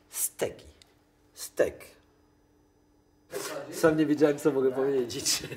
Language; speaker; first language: Polish; non-native, fluent; French